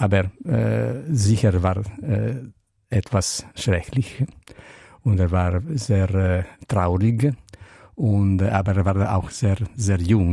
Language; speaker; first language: German; non-native, learner; Italian